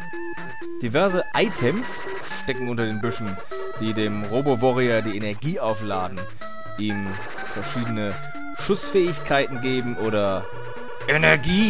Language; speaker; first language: German; native; German